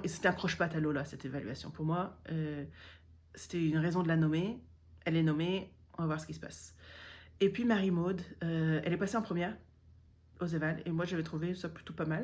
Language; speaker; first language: French; native; French